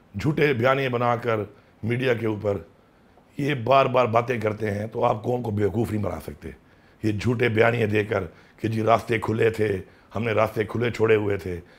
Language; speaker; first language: Urdu; non-native, local second language; Pashto